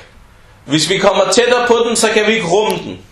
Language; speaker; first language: Danish; early bilingual, other home language; Arabic